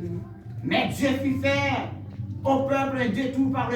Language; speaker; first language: French; non-native, local second language; Haitian Creole